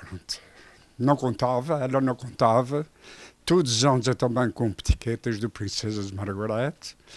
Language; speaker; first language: Portuguese; native; Portuguese